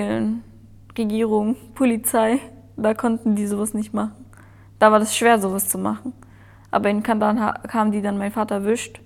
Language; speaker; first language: German; early bilingual, other home language; Persian